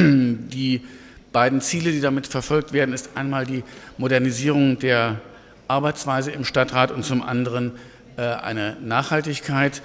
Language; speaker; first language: German; native; German